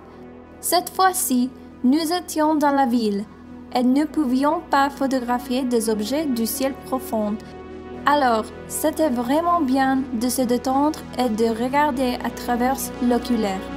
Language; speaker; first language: French; non-native, learner; English